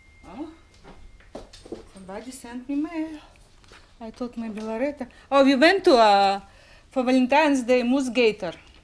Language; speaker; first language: English; non-native, learner; Russian